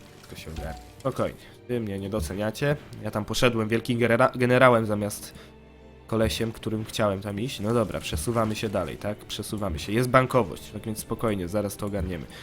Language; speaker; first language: Polish; native; Polish